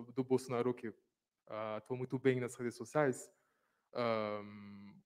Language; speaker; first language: Portuguese; non-native, fluent; French